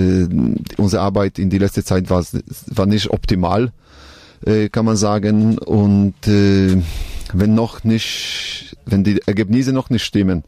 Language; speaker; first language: German; non-native, learner; Polish